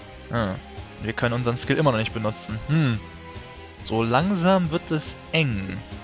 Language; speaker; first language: German; native; German